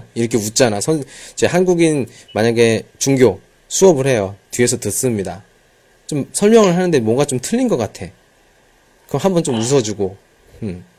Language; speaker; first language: Korean; native; Korean